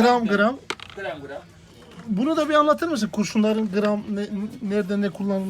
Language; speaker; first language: Turkish; native; Turkish